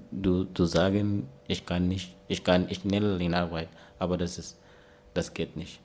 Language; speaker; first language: German; non-native, learner; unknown